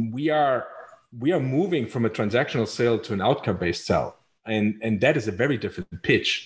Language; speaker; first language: English; non-native, fluent; German